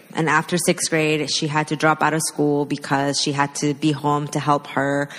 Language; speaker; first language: English; early bilingual, other home language; Spanish